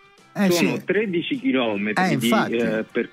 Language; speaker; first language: Italian; native; Italian